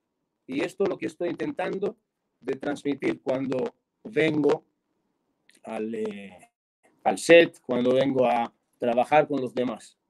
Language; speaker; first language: Spanish; non-native, fluent; Hebrew